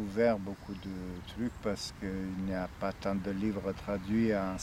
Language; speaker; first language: French; non-native, fluent; Serbian